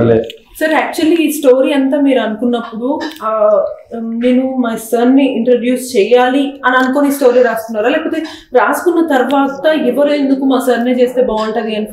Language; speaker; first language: Telugu; native; Telugu